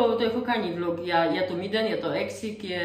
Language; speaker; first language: Greek; non-native, learner; Polish